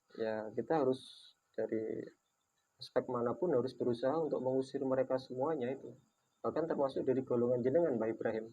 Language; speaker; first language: Indonesian; native; Indonesian